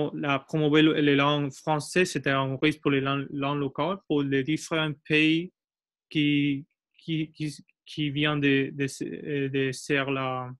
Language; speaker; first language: French; non-native, learner; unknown